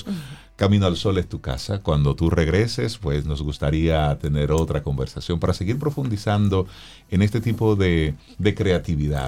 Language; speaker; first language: Spanish; native; Spanish